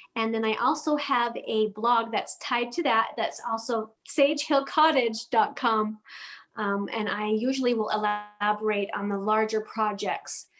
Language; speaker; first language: English; non-native, fluent; Danish